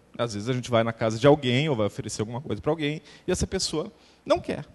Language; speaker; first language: Portuguese; native; Portuguese